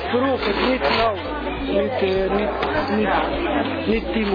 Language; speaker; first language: Dutch; non-native, learner; Kurdish